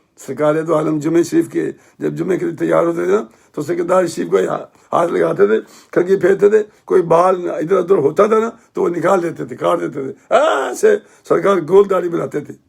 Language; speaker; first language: Urdu; native; Urdu